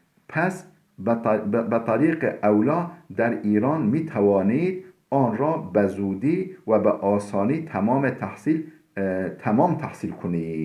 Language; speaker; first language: Persian; non-native, fluent; Turkish